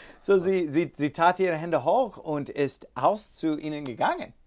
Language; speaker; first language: German; non-native, learner; English